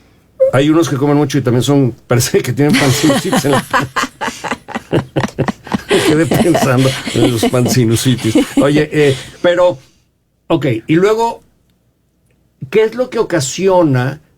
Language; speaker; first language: Spanish; native; Spanish